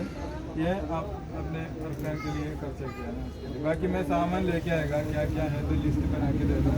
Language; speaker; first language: Hindi; non-native, local second language; Malayalam